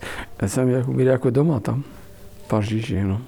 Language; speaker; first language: Czech; non-native, fluent; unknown